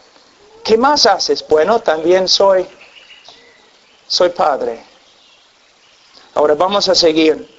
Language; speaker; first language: Spanish; non-native, fluent; English